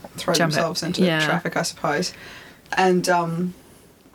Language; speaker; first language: English; native; English